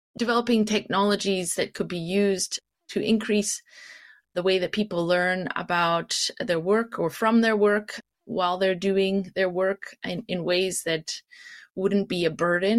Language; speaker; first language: English; native; English